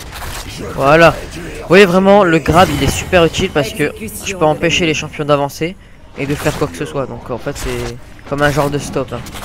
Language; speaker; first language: French; native; French